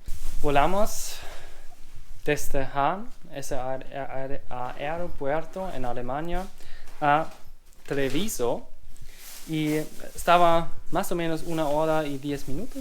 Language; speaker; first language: Spanish; non-native, learner; German